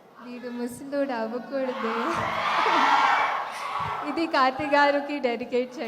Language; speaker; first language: Telugu; non-native, fluent; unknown